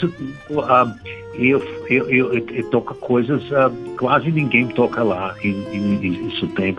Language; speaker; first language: Portuguese; non-native, learner; German